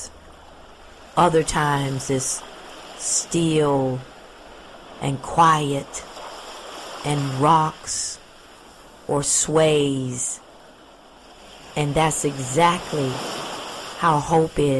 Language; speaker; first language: English; native; English